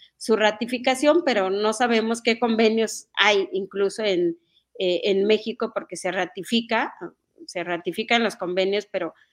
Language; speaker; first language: Spanish; non-native, local second language; Mixtepec Mixtec